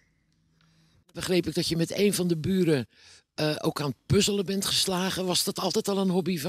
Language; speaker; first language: Dutch; native; Dutch